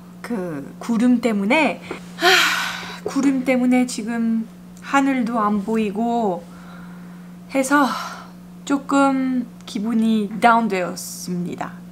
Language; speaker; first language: Korean; non-native, fluent; French